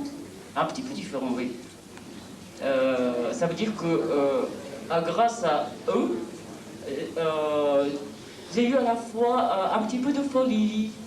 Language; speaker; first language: French; non-native, fluent; Japanese